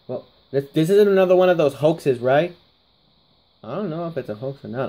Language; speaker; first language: English; native; English